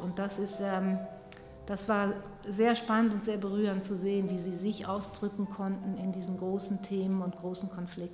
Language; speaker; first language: German; native; German